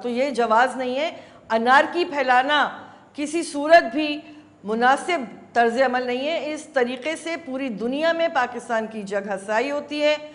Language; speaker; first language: Urdu; native; Urdu